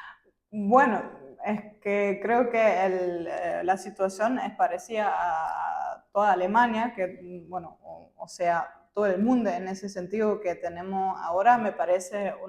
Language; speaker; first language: Spanish; non-native, fluent; German